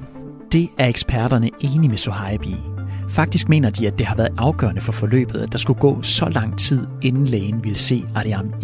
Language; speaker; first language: Danish; native; Danish